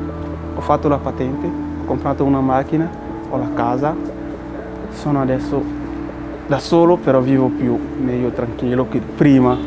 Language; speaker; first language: Italian; non-native, learner; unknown